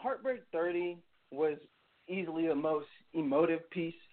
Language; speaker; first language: English; native; English